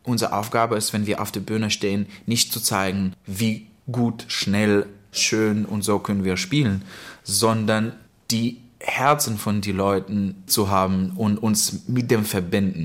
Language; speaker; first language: German; non-native, learner; Hebrew